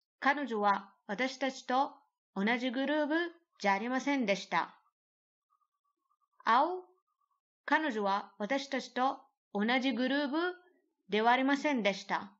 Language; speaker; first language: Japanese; non-native, learner; Arabic